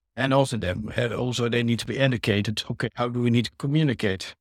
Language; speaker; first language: English; non-native, fluent; Dutch